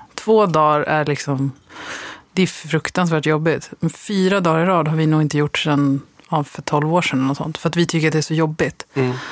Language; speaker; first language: Swedish; native; Swedish